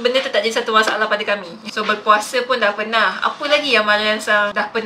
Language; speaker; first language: Malay; native; Malay